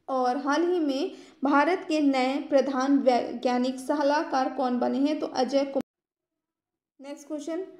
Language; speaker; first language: Hindi; native; Hindi